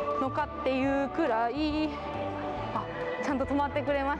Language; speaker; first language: Japanese; native; Japanese